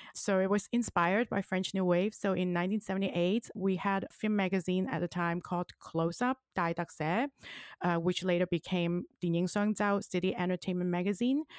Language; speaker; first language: English; non-native, local second language; Cantonese